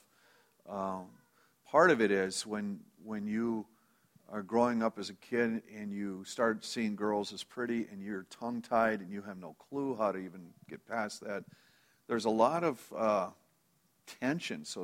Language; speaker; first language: English; native; English